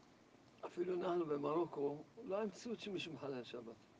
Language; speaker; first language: Hebrew; early bilingual, other home language; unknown